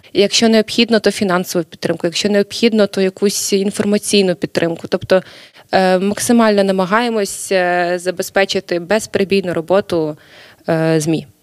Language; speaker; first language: Ukrainian; native; Ukrainian